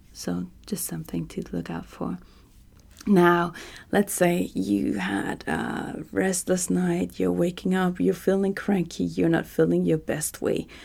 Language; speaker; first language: English; non-native, fluent; German